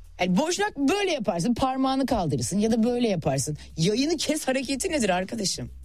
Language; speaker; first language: Turkish; native; Turkish